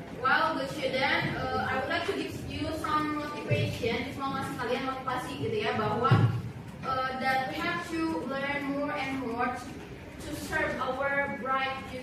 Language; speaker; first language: English; non-native, learner; Indonesian